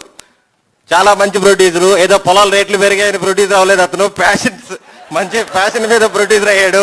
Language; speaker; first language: Telugu; native; Telugu